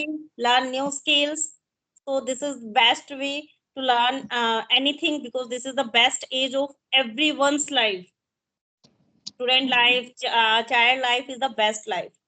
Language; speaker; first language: English; non-native, local second language; Hindi